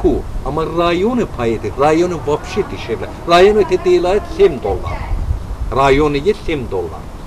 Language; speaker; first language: Russian; non-native, learner; Azerbaijani